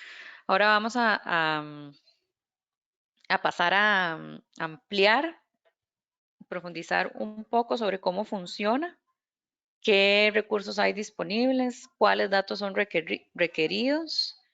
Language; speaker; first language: Spanish; native; Spanish